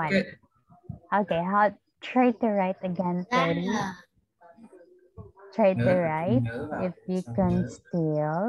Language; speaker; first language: English; non-native, fluent; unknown